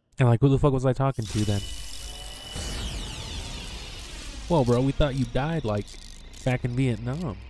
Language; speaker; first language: English; native; English